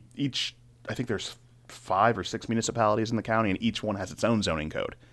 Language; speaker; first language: English; native; English